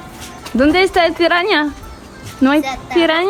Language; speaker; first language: Spanish; non-native, learner; French